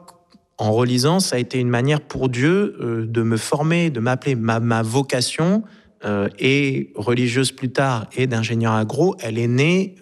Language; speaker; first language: French; native; French